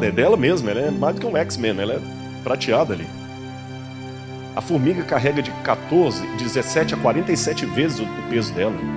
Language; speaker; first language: Portuguese; native; Portuguese